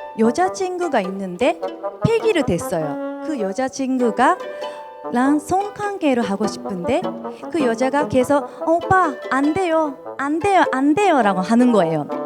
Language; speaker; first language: Korean; non-native, fluent; Japanese